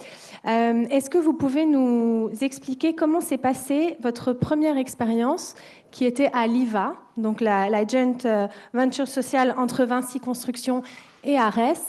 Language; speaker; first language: French; native; French